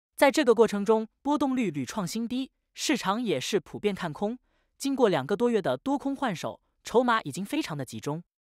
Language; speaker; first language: Chinese; native; Chinese